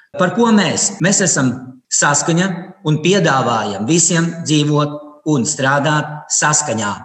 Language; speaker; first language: Latvian; non-native, local second language; Russian